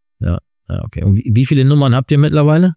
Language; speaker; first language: German; native; German